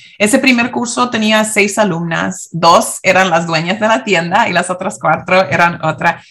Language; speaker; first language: Spanish; early bilingual, heritage; Spanish